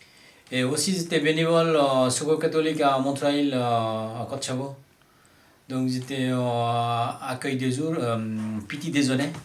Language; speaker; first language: French; non-native, learner; Bangla